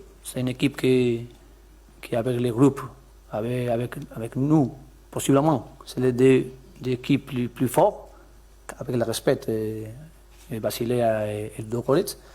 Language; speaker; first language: French; non-native, learner; Spanish